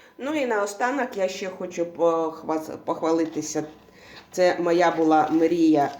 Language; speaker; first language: Ukrainian; non-native, local second language; Russian